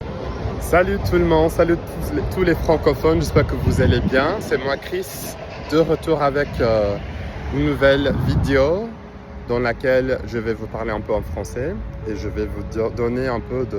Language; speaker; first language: French; non-native, fluent; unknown